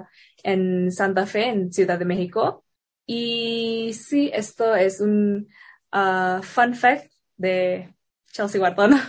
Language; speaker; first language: Spanish; non-native, fluent; Indonesian